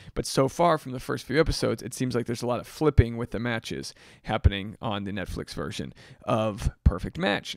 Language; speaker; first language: English; native; English